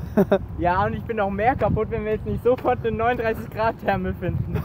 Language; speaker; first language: German; native; German